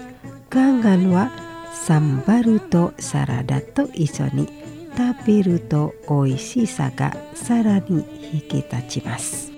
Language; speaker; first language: Japanese; non-native, fluent; Indonesian